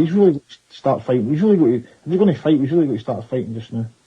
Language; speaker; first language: English; native; English